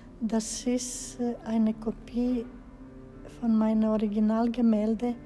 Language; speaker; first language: German; non-native, fluent; Serbian